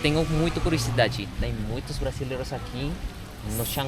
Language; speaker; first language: Portuguese; non-native, learner; Indonesian